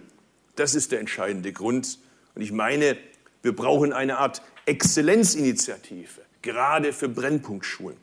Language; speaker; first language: German; early bilingual, other home language; Turkish